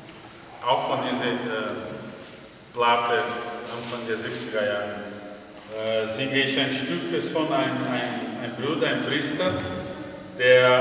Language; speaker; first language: German; non-native, fluent; Portuguese